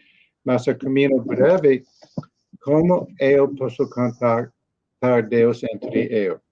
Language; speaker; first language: Portuguese; non-native, learner; English